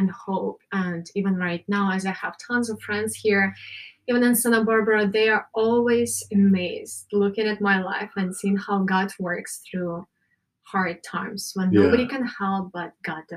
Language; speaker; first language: English; non-native, fluent; Ukrainian